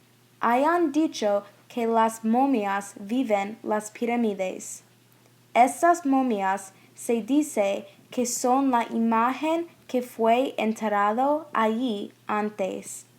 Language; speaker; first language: Spanish; non-native, learner; English